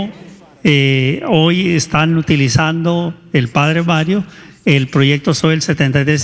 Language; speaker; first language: Spanish; native; Spanish